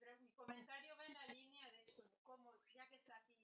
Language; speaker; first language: Spanish; native; Spanish